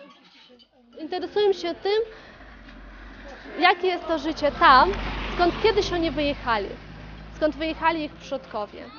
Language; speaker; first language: Polish; early bilingual, heritage; Polish